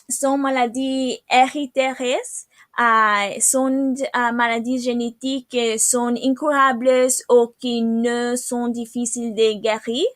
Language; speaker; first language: French; non-native, learner; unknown